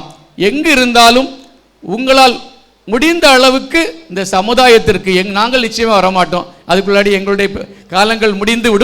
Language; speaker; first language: Tamil; native; Tamil